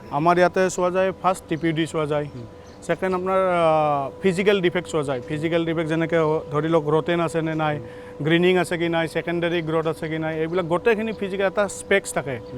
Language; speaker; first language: Assamese; native; Assamese